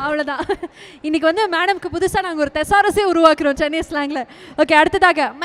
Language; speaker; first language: Tamil; native; Tamil